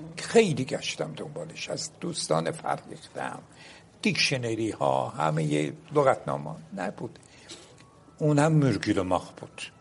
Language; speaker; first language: Persian; non-native, local second language; Azerbaijani